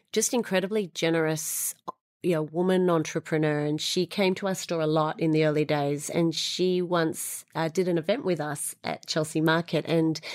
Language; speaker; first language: English; native; English